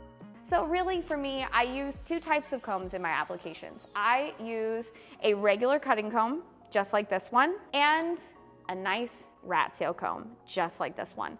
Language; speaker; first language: English; native; English